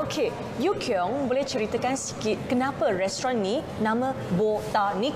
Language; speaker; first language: Malay; native; Malay